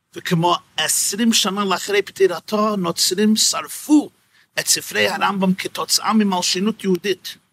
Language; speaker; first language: Hebrew; non-native, fluent; English